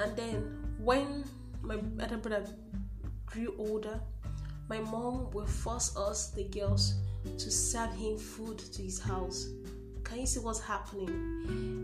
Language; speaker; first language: English; non-native, local second language; Igbo